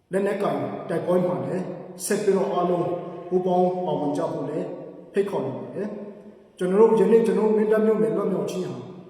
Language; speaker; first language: Burmese; non-native, local second language; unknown